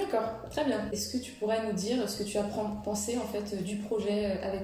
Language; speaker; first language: French; native; French